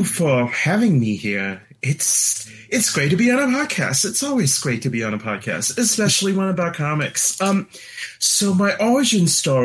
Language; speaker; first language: English; non-native, local second language; Cantonese